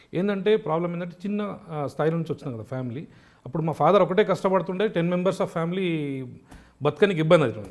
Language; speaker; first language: Telugu; non-native, local second language; Urdu